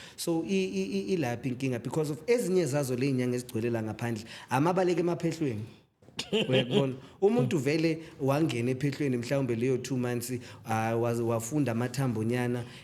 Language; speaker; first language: Zulu; native; Zulu